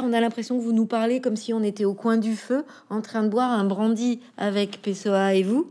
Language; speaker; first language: French; native; French